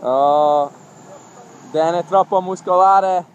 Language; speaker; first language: Italian; non-native, learner; English